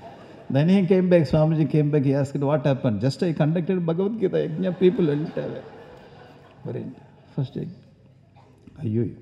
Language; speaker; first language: English; non-native, local second language; Tamil